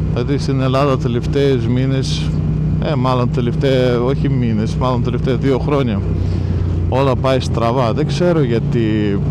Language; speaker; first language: Greek; early bilingual, heritage; Greek